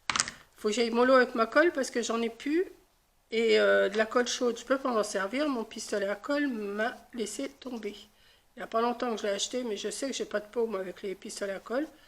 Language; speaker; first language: French; native; French